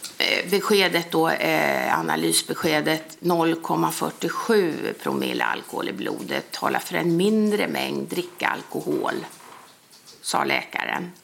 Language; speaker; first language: Swedish; native; Swedish